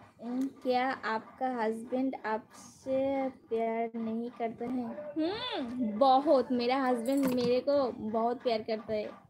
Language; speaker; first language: Hindi; non-native, local second language; Bangla